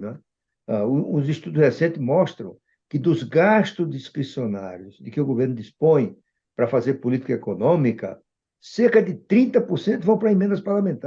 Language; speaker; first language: Portuguese; native; Portuguese